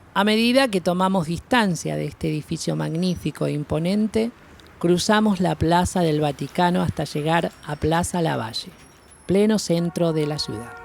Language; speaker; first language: Spanish; native; Spanish